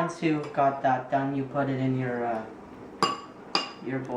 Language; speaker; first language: English; native; English